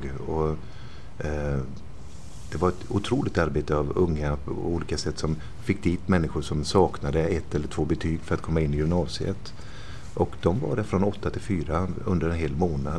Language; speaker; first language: Swedish; native; Swedish